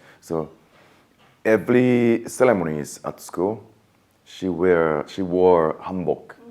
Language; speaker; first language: English; non-native, fluent; Japanese